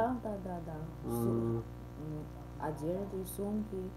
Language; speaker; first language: Russian; non-native, learner; Chinese